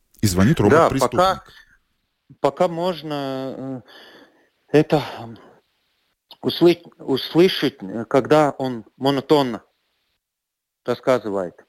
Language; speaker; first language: Russian; non-native, local second language; Latvian